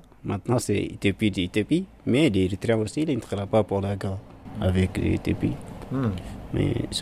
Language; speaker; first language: French; non-native, learner; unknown